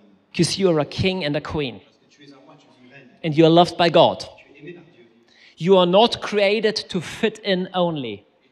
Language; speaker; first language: English; non-native, fluent; German